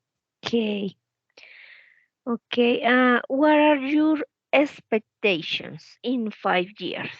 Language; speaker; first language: English; non-native, learner; Spanish